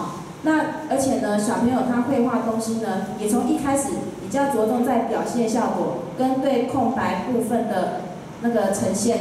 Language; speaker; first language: Chinese; native; Chinese